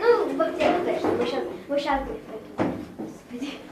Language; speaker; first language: Russian; native; Russian